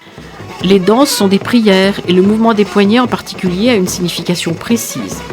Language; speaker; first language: French; native; French